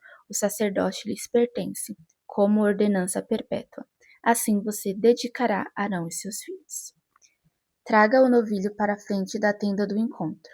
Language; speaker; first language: Portuguese; native; Portuguese